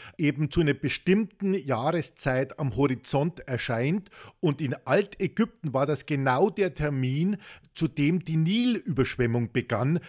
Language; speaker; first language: German; native; German